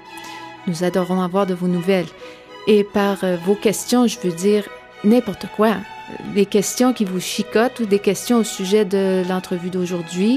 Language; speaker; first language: French; native; French